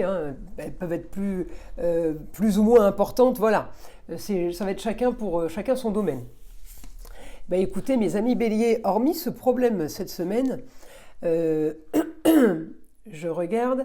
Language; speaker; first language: French; native; French